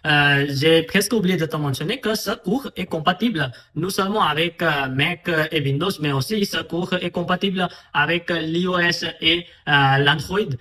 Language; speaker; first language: French; non-native, fluent; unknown